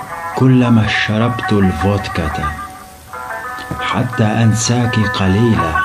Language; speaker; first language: Arabic; non-native, local second language; Kurdish